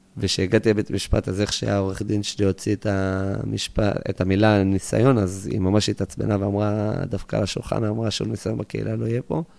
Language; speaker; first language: Hebrew; early bilingual, other home language; English